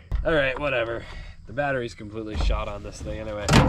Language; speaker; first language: English; native; English